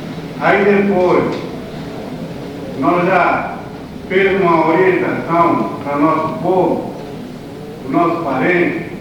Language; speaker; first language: Portuguese; non-native, local second language; Kayapó